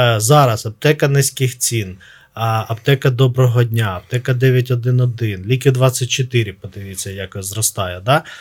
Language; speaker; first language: Ukrainian; non-native, local second language; Russian